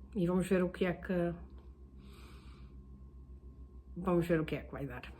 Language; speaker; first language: Portuguese; early bilingual, heritage; Portuguese